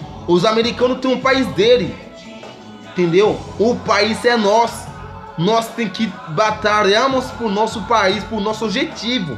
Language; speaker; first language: Portuguese; non-native, learner; Haitian Creole